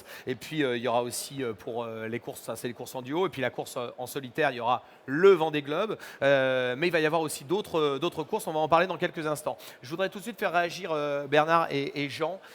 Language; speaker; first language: French; native; French